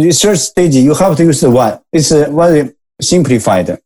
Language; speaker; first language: English; non-native, learner; Japanese